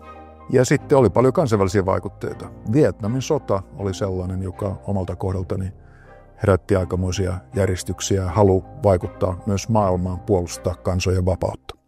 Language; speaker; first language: Finnish; native; Finnish